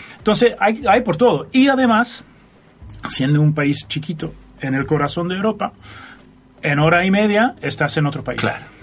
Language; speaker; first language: Spanish; non-native, fluent; Dutch